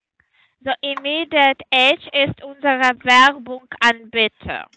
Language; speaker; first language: German; non-native, fluent; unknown